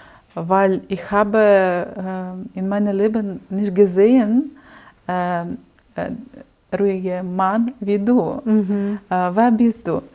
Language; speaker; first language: German; non-native, learner; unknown